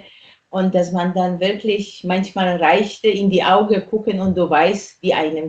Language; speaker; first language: German; non-native, fluent; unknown